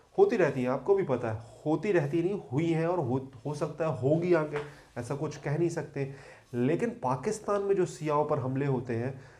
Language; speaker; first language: Hindi; native; Hindi